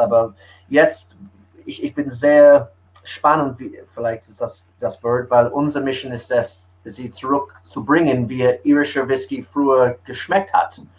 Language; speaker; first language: German; early bilingual, heritage; English